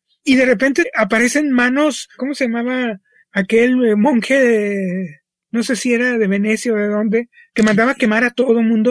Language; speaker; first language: Spanish; native; Spanish